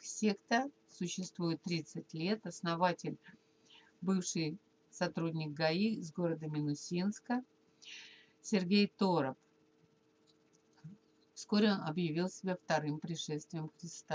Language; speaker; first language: Russian; native; Russian